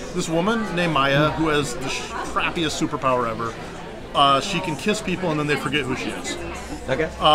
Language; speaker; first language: English; native; English